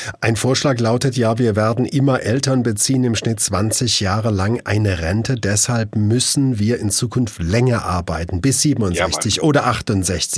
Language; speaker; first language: German; native; German